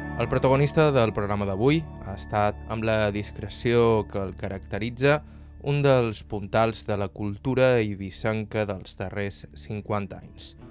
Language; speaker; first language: Catalan; native; Catalan